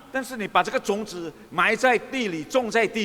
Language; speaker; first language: Chinese; early bilingual, heritage; Chinese